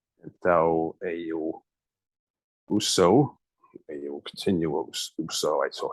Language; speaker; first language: Portuguese; non-native, learner; English